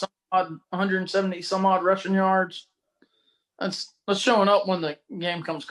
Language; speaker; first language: English; native; English